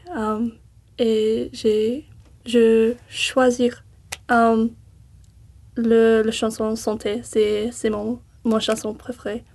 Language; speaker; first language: French; non-native, learner; English